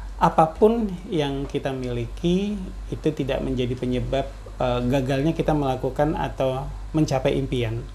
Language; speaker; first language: Indonesian; native; Indonesian